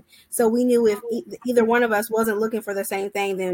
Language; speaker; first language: English; native; English